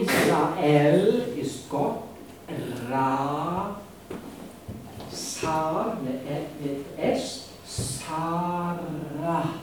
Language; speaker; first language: German; non-native, fluent; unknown